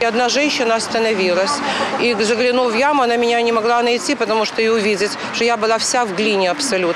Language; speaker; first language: Russian; native; Russian